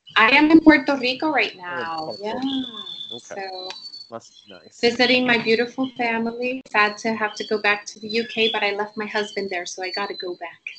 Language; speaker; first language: English; non-native, fluent; Spanish